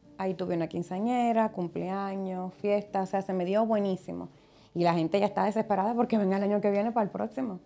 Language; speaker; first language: Spanish; native; Spanish